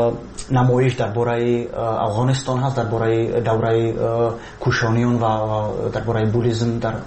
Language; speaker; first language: Persian; non-native, learner; Czech